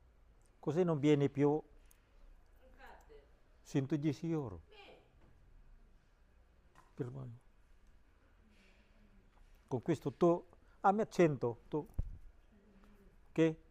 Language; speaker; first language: Italian; non-native, learner; Filipino